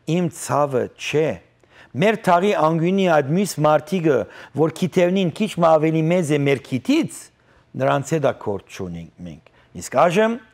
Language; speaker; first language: Armenian; early bilingual, heritage; Armenian